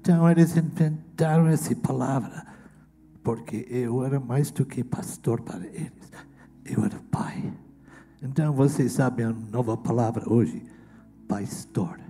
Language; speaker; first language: Portuguese; non-native, fluent; English